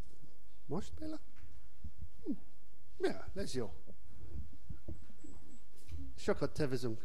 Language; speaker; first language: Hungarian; non-native, learner; English